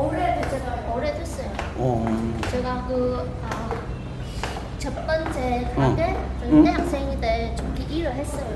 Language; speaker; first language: Korean; non-native, learner; Vietnamese